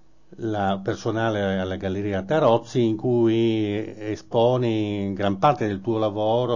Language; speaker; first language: Italian; native; Italian